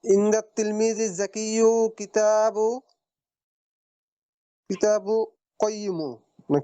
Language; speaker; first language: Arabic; non-native, learner; Bangla